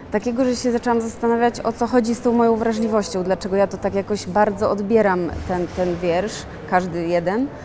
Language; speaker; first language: Polish; native; Polish